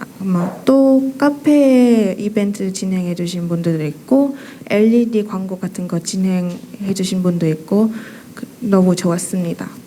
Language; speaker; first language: Korean; non-native, fluent; Thai